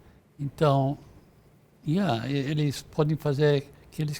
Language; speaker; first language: Portuguese; non-native, fluent; English